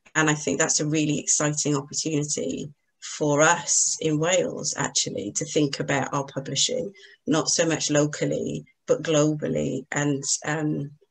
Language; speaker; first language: English; native; English